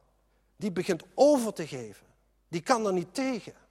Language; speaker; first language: Dutch; native; Dutch